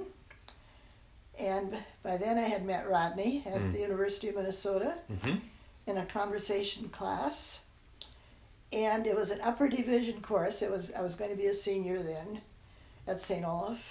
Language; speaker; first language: English; non-native, local second language; German